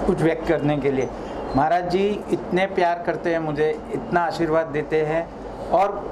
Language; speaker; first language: Hindi; non-native, local second language; Marathi